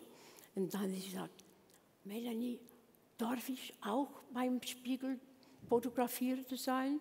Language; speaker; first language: German; non-native, learner; English